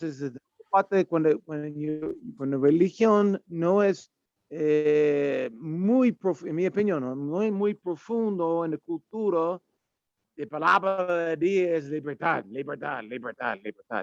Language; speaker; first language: Spanish; non-native, learner; English